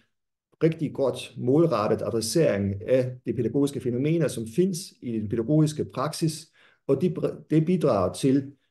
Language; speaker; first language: Danish; non-native, fluent; German